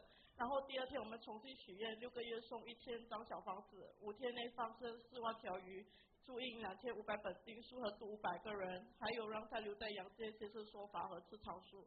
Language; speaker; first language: Chinese; native; Chinese